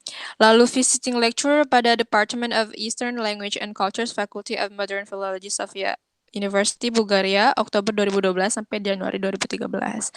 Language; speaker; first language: Indonesian; native; Indonesian